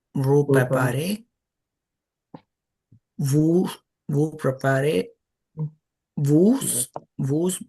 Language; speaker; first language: French; non-native, learner; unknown